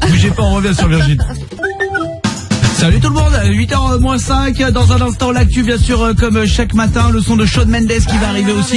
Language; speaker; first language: French; native; French